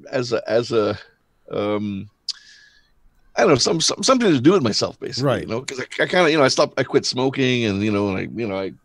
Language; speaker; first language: English; native; English